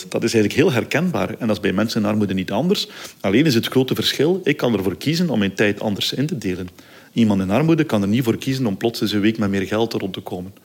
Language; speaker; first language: Dutch; native; Dutch